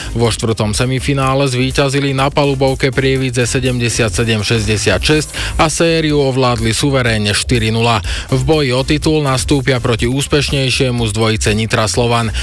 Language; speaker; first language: Slovak; native; Slovak